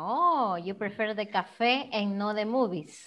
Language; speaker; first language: English; non-native, fluent; Spanish